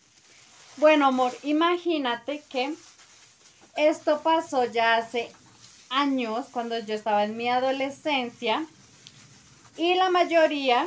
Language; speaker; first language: Spanish; native; Spanish